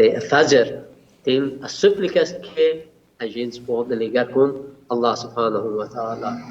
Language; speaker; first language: Portuguese; non-native, learner; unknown